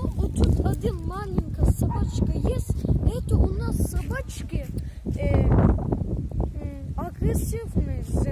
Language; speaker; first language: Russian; non-native, learner; Turkish